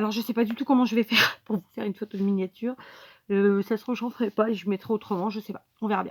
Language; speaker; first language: French; native; French